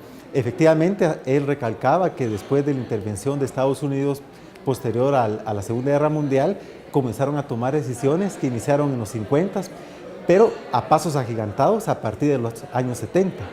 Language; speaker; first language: Spanish; native; Spanish